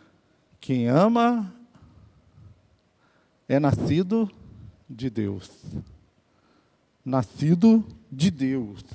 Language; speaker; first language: Portuguese; native; Portuguese